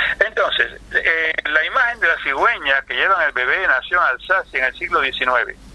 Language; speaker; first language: Spanish; native; Spanish